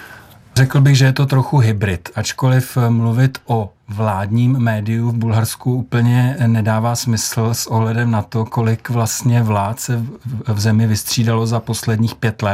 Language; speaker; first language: Czech; native; Czech